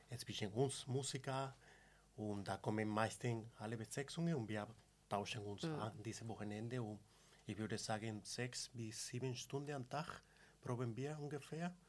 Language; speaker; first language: German; non-native, fluent; Spanish